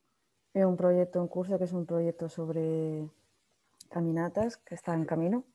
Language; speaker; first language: Spanish; native; Spanish